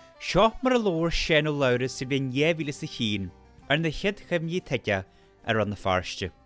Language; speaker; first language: Irish; native; Irish